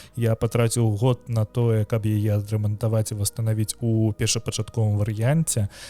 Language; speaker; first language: Belarusian; non-native, local second language; Russian